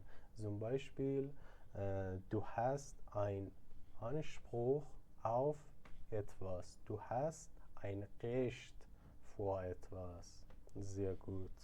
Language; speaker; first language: German; non-native, fluent; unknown